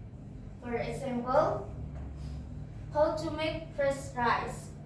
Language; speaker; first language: English; non-native, learner; Indonesian